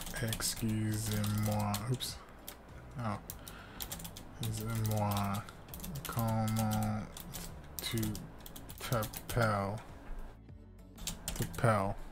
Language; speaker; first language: French; non-native, learner; English